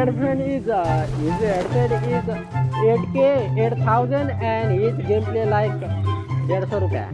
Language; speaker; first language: English; non-native, learner; Nepali